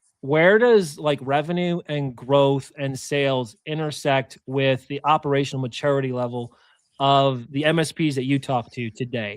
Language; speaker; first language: English; native; English